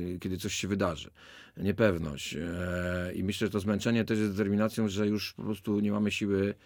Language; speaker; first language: Polish; native; Polish